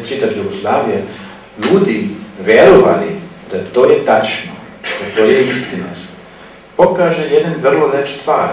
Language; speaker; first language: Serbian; non-native, fluent; German